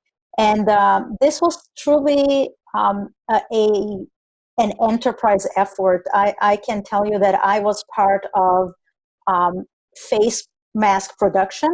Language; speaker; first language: English; non-native, fluent; Spanish